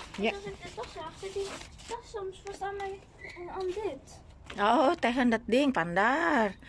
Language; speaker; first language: Dutch; non-native, learner; Indonesian